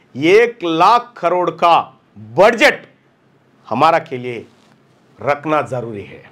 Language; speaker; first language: Hindi; non-native, local second language; Telugu